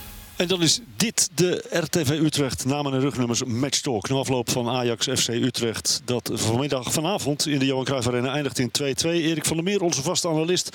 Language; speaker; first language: Dutch; native; Dutch